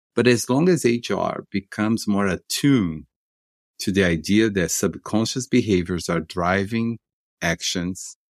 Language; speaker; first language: English; non-native, fluent; Portuguese